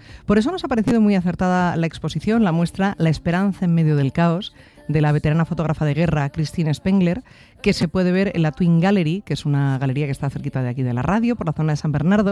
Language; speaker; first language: Spanish; native; Spanish